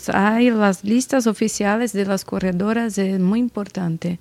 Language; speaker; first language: Spanish; non-native, learner; Portuguese